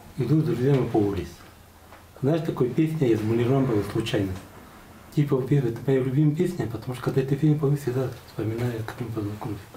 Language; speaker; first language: Russian; non-native, local second language; Buriat